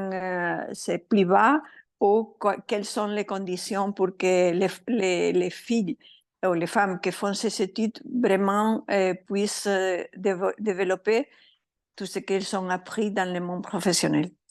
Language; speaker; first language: French; non-native, fluent; Spanish